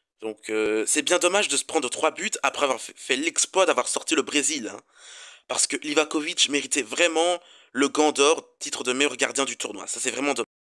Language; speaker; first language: French; native; French